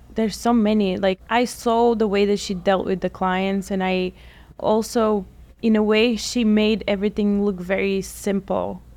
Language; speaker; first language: English; non-native, fluent; Bulgarian